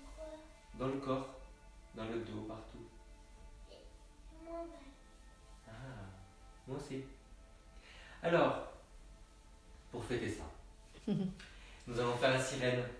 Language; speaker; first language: French; native; French